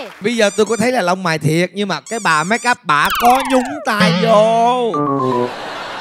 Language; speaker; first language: Vietnamese; native; Vietnamese